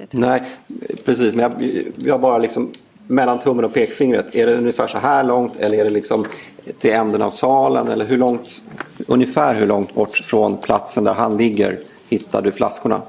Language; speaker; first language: Swedish; native; Swedish